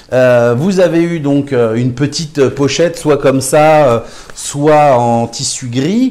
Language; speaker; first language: French; native; French